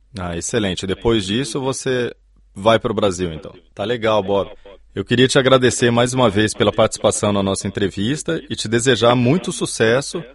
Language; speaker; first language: Portuguese; native; Portuguese